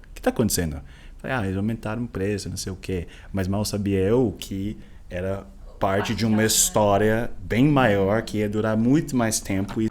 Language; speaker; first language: Portuguese; non-native, fluent; English